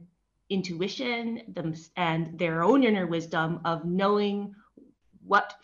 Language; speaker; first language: English; native; English